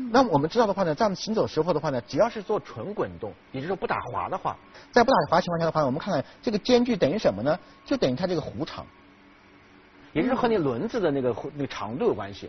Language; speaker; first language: Chinese; native; Chinese